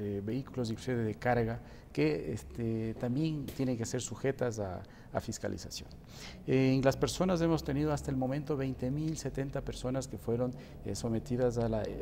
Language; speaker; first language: Spanish; native; Spanish